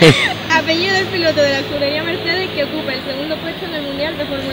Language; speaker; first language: Spanish; native; Spanish